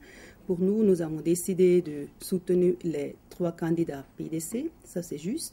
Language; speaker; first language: French; non-native, local second language; German